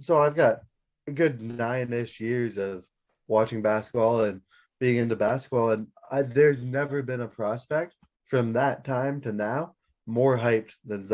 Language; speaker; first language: English; native; English